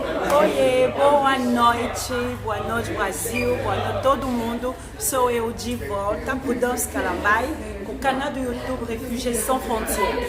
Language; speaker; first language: Portuguese; non-native, fluent; Lingala